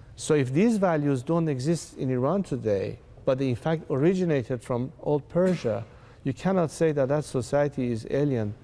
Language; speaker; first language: English; non-native, fluent; Persian